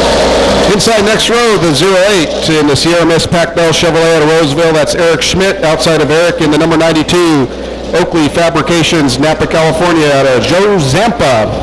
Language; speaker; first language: English; native; English